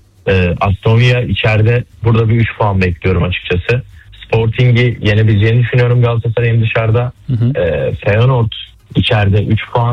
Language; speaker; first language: Turkish; native; Turkish